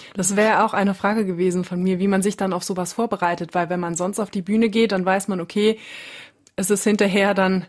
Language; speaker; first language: German; native; German